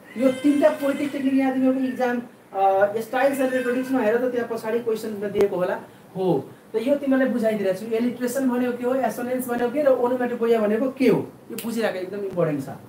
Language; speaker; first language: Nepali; native; Nepali